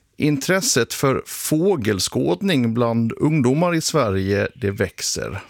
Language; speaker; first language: Swedish; native; Swedish